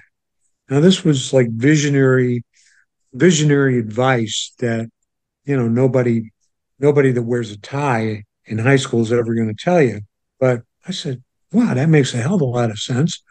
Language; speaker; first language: English; native; English